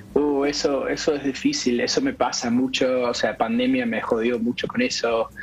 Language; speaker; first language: Spanish; non-native, fluent; English